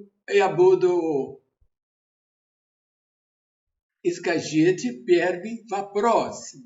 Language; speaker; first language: Russian; non-native, learner; Portuguese